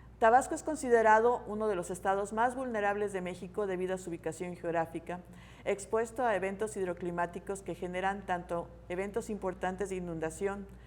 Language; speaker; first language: Spanish; native; Spanish